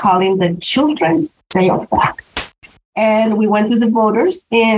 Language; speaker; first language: English; non-native, fluent; Spanish